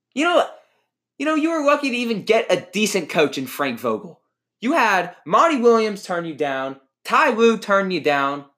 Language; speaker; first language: English; native; English